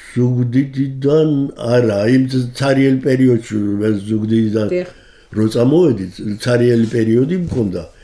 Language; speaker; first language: Georgian; native; Georgian